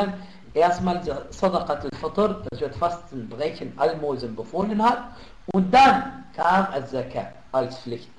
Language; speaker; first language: German; non-native, fluent; Arabic